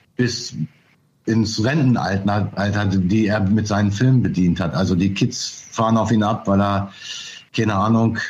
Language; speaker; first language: German; native; German